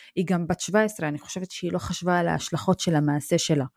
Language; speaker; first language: Hebrew; non-native, local second language; Arabic